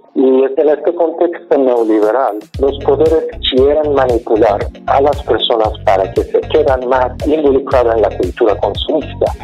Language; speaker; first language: Spanish; non-native, fluent; Persian